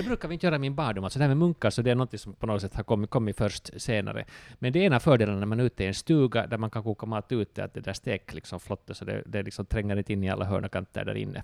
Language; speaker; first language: Swedish; native; Swedish